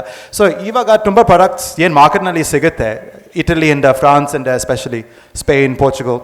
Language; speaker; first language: Kannada; non-native, fluent; English